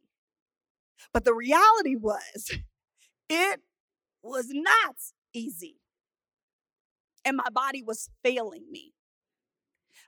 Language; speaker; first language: English; native; English